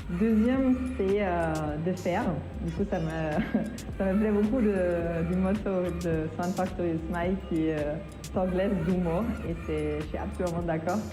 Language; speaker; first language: French; non-native, fluent; German